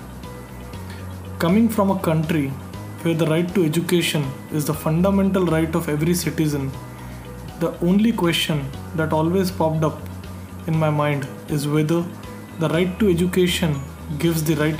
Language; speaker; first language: English; non-native, local second language; Hindi